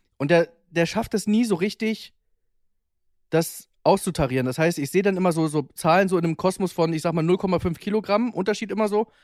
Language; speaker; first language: German; native; German